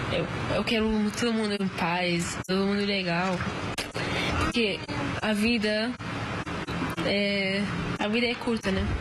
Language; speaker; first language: Portuguese; non-native, learner; Arabic